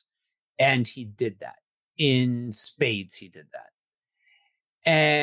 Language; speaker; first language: English; native; English